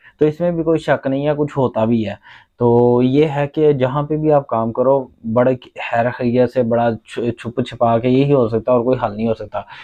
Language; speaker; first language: Urdu; non-native, local second language; Punjabi